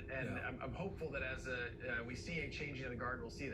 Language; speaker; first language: English; native; English